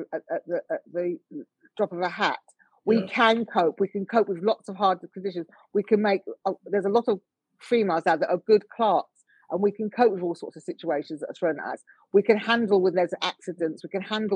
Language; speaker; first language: English; native; English